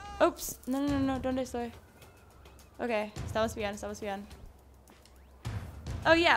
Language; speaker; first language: Spanish; non-native, learner; English